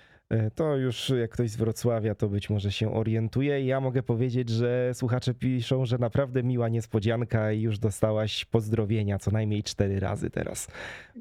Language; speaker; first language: Polish; native; Polish